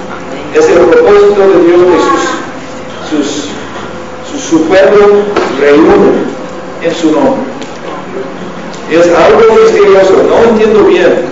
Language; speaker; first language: Spanish; non-native, learner; English